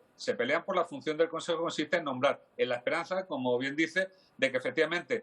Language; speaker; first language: Spanish; native; Spanish